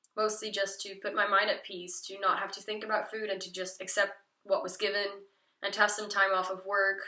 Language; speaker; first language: English; non-native, fluent; Dutch